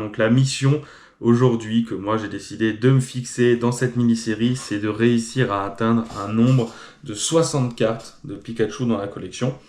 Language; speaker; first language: French; native; French